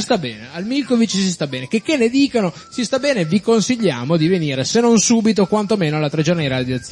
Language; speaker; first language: Italian; native; Italian